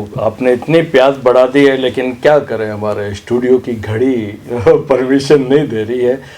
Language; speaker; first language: Hindi; native; Hindi